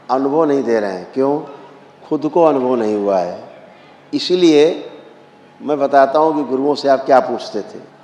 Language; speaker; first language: Hindi; native; Hindi